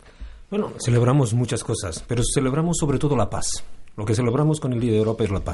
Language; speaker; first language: Spanish; non-native, fluent; Portuguese